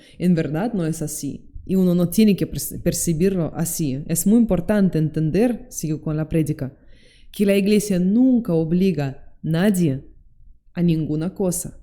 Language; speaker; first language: Spanish; non-native, fluent; Russian